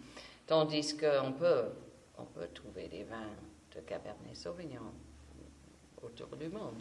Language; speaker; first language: French; non-native, fluent; English